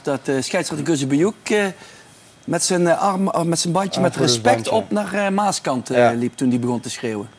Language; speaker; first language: Dutch; native; Dutch